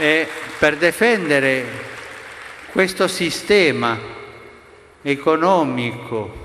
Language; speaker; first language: Italian; non-native, fluent; Spanish